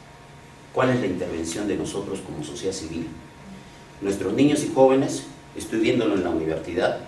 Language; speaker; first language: Spanish; native; Spanish